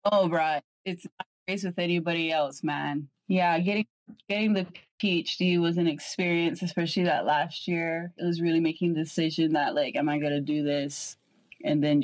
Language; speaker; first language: English; native; English